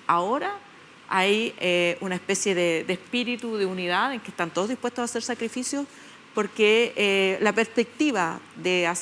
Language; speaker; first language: Spanish; native; Spanish